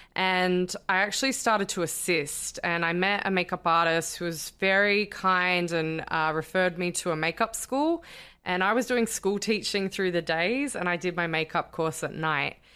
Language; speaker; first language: English; native; English